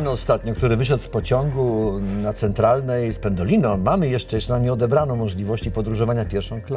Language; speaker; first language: Polish; native; Polish